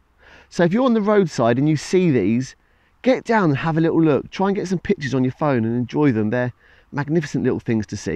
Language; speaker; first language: English; native; English